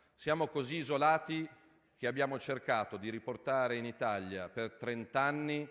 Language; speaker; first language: Italian; native; Italian